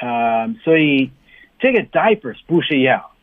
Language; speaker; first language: Chinese; non-native, fluent; English